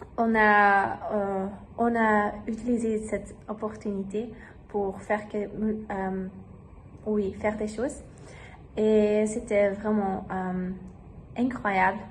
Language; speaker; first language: French; non-native, learner; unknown